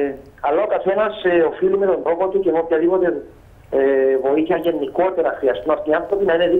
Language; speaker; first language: Greek; native; Greek